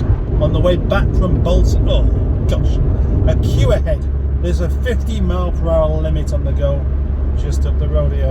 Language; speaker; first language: English; native; English